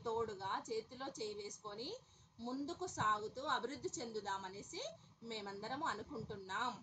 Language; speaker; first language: Telugu; native; Telugu